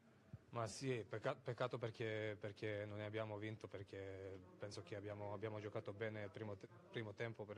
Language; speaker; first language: Italian; non-native, learner; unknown